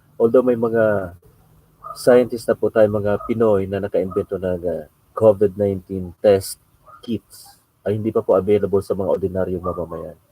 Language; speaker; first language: Filipino; non-native, local second language; Bikol